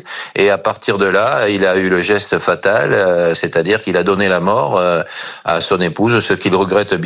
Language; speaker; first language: French; native; French